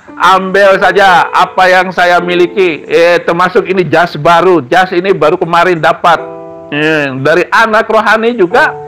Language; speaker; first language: Indonesian; non-native, local second language; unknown